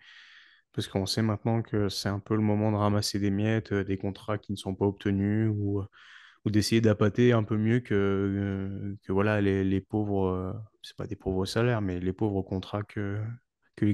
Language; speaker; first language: French; native; French